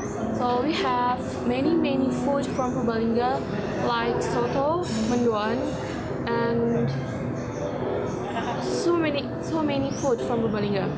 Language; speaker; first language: English; non-native, learner; Indonesian